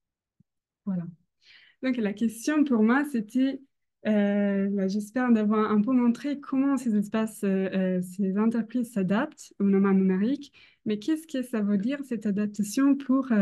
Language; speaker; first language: French; non-native, fluent; Italian